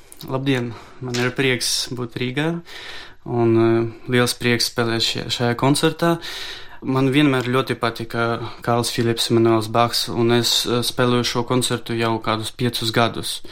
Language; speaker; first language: Latvian; non-native, local second language; Russian